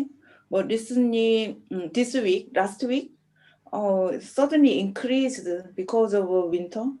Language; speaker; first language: English; non-native, learner; Korean